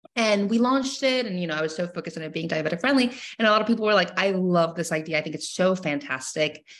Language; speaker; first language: English; non-native, fluent; Spanish